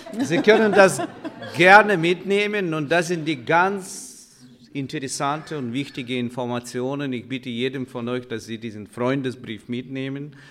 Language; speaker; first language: German; non-native, fluent; Russian